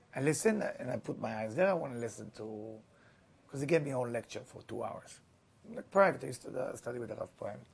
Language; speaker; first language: English; non-native, fluent; Hebrew